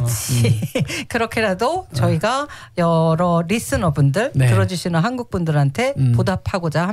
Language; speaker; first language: Korean; native; Korean